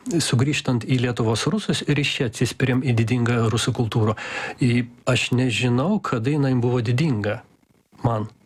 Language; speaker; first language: Lithuanian; non-native, local second language; Russian